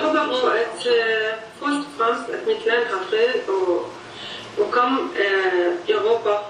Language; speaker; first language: Danish; non-native, learner; Arabic